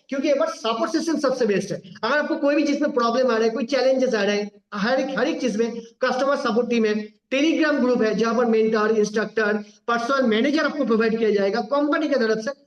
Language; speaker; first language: Hindi; non-native, local second language; Bangla